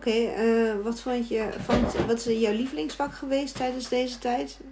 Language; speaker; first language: Dutch; native; Dutch